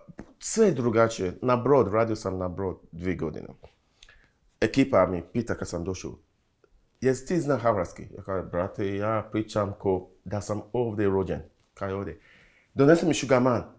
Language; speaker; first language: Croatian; non-native, learner; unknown